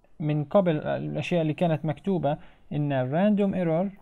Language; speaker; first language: Arabic; native; Arabic